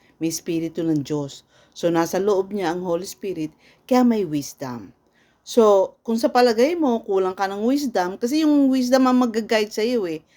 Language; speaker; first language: Filipino; native; Filipino